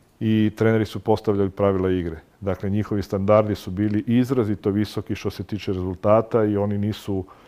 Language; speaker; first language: Croatian; native; Croatian